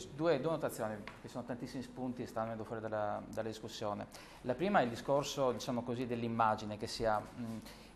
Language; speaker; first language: Italian; native; Italian